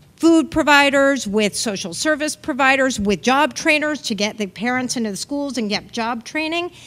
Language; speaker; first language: English; native; English